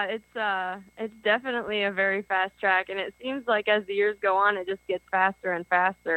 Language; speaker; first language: English; native; English